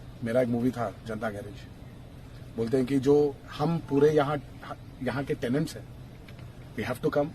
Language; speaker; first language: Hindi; non-native, local second language; Telugu